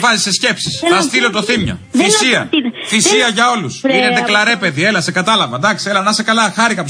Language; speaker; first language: Greek; native; Greek